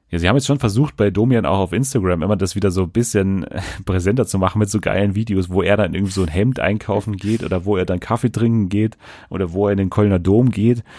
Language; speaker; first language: German; native; German